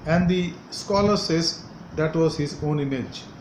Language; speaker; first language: English; non-native, local second language; Hindi